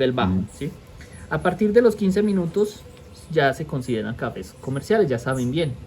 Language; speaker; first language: Spanish; native; Spanish